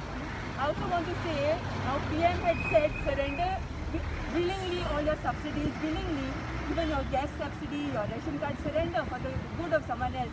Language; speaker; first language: English; non-native, local second language; Konkani